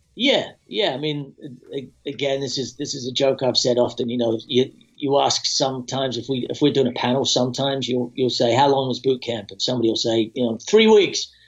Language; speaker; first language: English; native; English